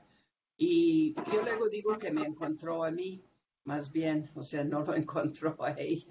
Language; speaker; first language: Spanish; non-native, fluent; English